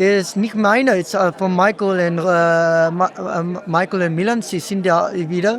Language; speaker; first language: German; non-native, learner; Dutch